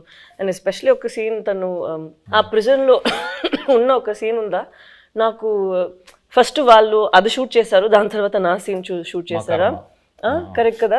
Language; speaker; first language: Telugu; non-native, fluent; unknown